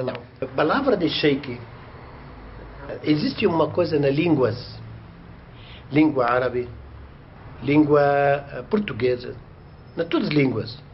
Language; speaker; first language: Portuguese; non-native, learner; Arabic